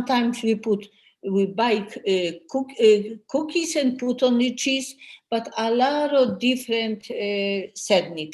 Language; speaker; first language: English; non-native, learner; Polish